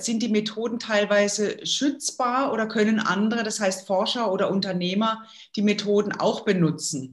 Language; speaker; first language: German; native; German